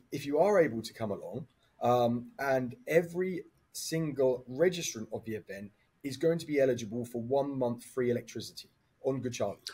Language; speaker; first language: English; native; English